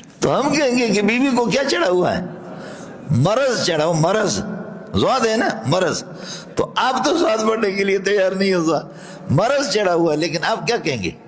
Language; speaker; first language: Urdu; non-native, local second language; Baluchi